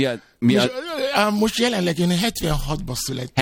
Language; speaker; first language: Hungarian; non-native, fluent; Yoruba